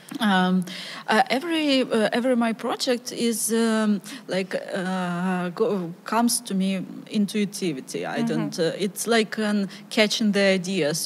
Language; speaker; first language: English; non-native, learner; Ukrainian